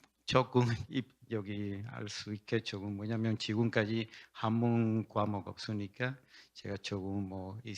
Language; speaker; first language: Korean; non-native, learner; Spanish